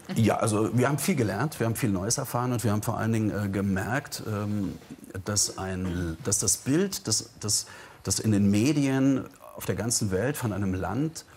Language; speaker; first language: German; native; German